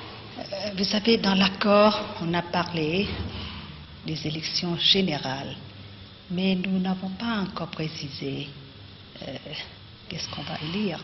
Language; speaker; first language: French; non-native, local second language; Vietnamese